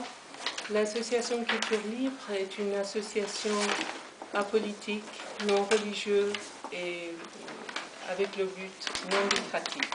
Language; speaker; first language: French; non-native, fluent; Persian